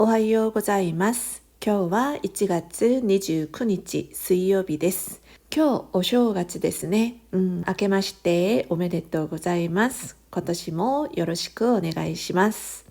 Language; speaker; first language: Japanese; non-native, fluent; Korean